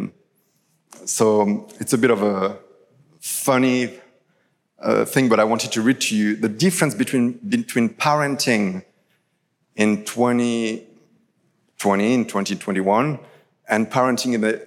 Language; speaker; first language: English; non-native, fluent; French